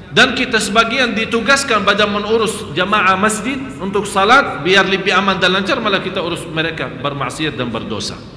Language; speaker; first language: Malay; non-native, fluent; Arabic